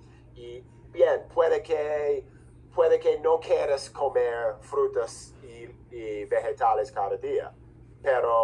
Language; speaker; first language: Spanish; non-native, fluent; English